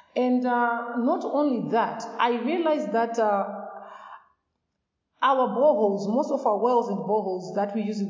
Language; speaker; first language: English; non-native, local second language; Shona